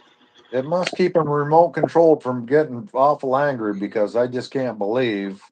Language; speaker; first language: English; native; English